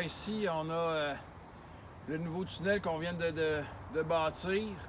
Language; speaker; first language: French; native; French